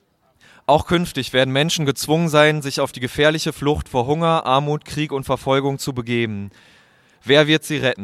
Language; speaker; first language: German; native; German